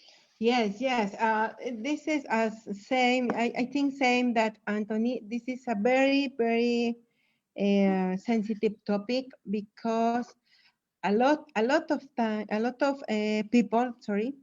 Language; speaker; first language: English; non-native, learner; Spanish